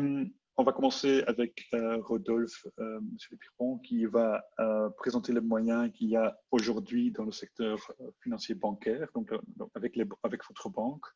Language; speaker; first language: French; non-native, local second language; Dutch